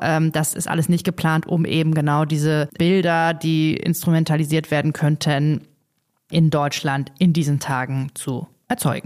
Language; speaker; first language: German; native; German